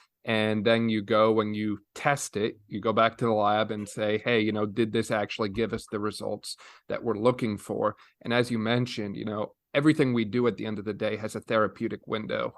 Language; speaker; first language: English; native; English